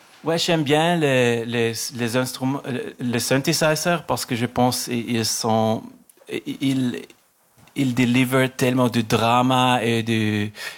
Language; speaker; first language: French; non-native, local second language; German